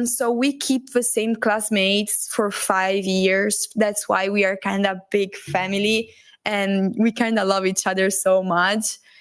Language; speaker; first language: English; non-native, learner; Italian